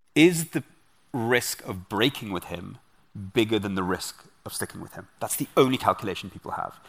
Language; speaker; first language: English; native; English